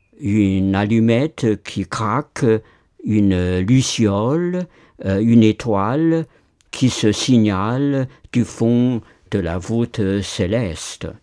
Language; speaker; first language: French; non-native, fluent; Chinese